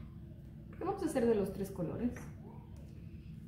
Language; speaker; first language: Spanish; native; Spanish